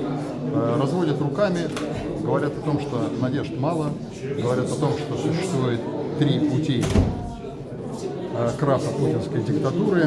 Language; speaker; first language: Russian; native; Russian